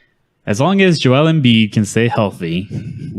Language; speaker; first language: English; native; English